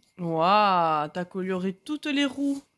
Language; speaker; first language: French; native; French